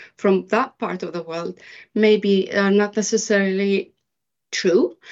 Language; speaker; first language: English; early bilingual, other home language; Arabic